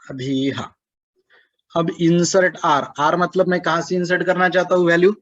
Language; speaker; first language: Hindi; non-native, local second language; Marathi